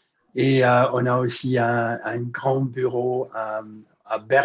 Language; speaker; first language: French; non-native, fluent; English